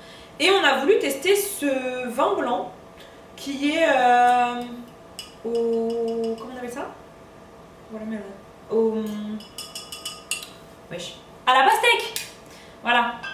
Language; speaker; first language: French; native; French